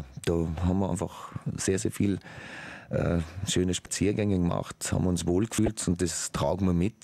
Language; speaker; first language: German; native; German